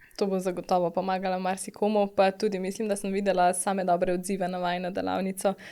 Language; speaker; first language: Slovenian; native; Slovenian